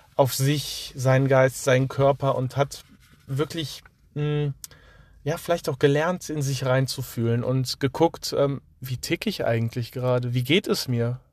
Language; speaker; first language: German; native; German